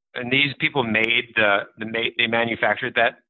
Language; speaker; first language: English; native; English